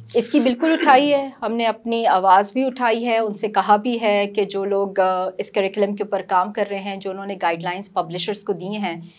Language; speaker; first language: Urdu; native; Urdu